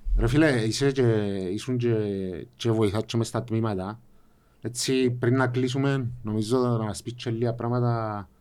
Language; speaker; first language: Greek; native; Greek